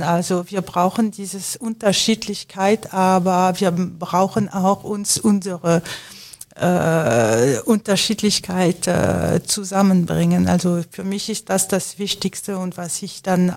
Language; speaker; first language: German; non-native, fluent; French